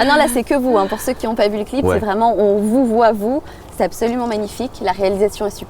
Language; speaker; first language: French; native; French